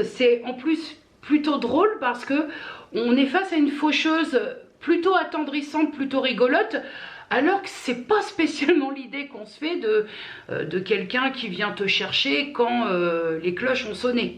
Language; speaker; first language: French; native; French